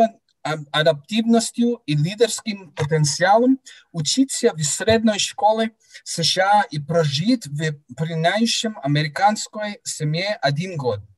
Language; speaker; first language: Russian; non-native, fluent; English